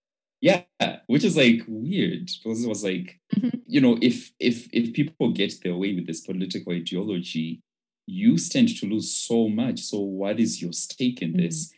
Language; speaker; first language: English; non-native, local second language; Shona